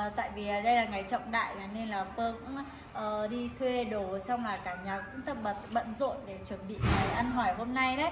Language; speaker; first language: Vietnamese; non-native, local second language; Hmong